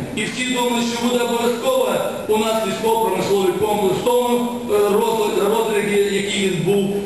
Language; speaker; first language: Ukrainian; non-native, local second language; Russian